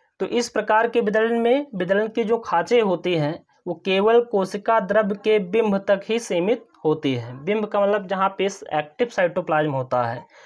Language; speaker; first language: Hindi; native; Hindi